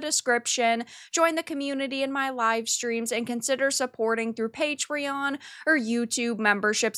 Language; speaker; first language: English; native; English